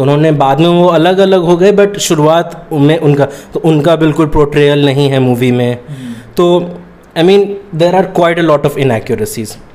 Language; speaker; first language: Hindi; native; Hindi